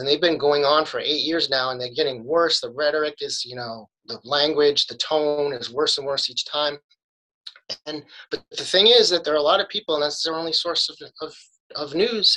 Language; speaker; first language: English; native; English